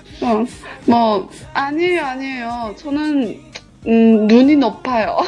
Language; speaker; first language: Korean; non-native, learner; Chinese